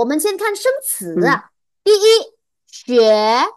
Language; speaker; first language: Chinese; non-native, fluent; Indonesian